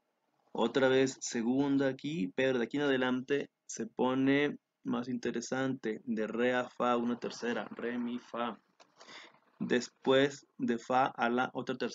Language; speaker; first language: Spanish; native; Spanish